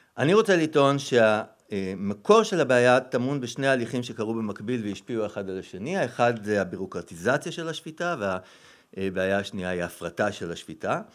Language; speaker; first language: Hebrew; native; Hebrew